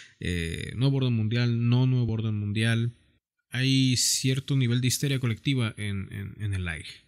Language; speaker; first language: Spanish; native; Spanish